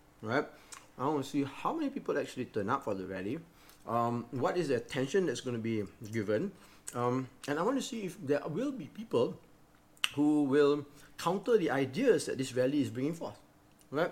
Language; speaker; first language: English; non-native, local second language; Malay